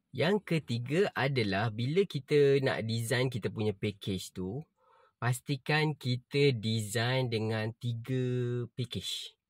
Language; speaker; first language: Malay; native; Malay